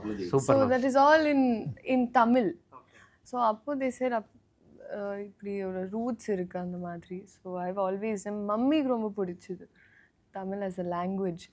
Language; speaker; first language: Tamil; non-native, learner; Telugu